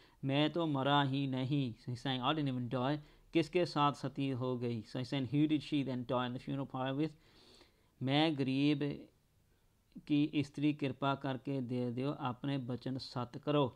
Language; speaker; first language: English; early bilingual, other home language; Punjabi